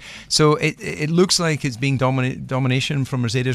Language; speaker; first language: English; native; English